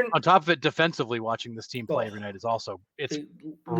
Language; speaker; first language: English; native; English